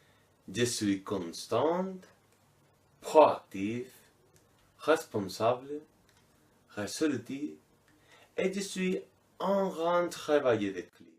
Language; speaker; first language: French; non-native, learner; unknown